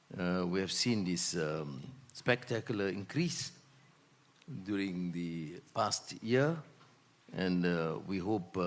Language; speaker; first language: English; non-native, local second language; Malay